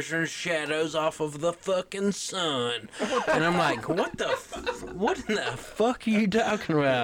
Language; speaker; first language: English; native; English